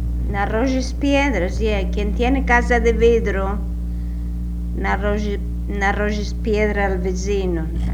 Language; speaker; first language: Spanish; native; Spanish